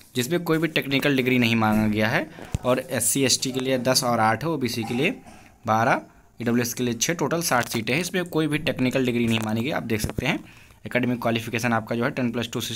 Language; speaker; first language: Hindi; native; Hindi